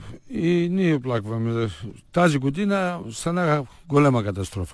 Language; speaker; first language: Bulgarian; non-native, learner; Greek